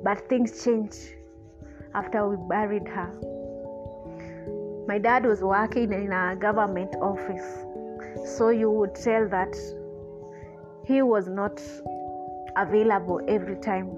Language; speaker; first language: English; non-native, local second language; Kikuyu